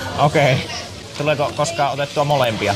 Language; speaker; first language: Finnish; native; Finnish